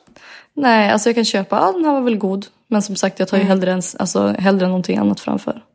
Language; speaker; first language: Swedish; native; Swedish